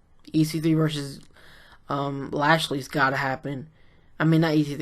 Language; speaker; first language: English; native; English